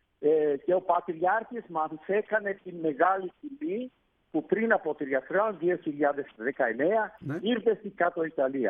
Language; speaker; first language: Greek; non-native, fluent; Italian